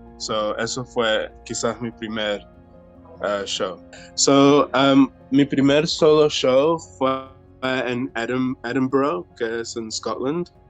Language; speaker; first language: Spanish; early bilingual, heritage; Spanish